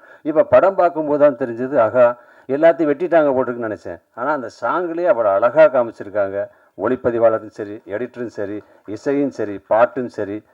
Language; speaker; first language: Tamil; native; Tamil